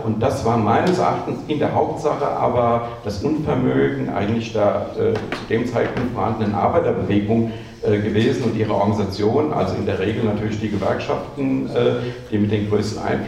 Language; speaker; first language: German; native; German